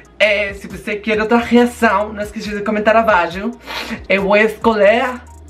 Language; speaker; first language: Portuguese; non-native, learner; Spanish